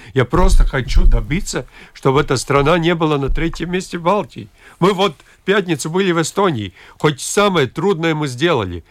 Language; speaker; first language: Russian; non-native, local second language; Latvian